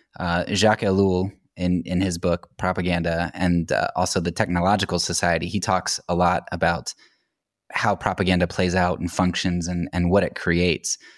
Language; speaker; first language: English; native; English